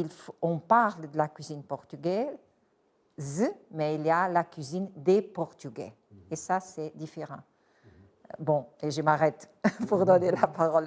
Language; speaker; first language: French; non-native, fluent; Portuguese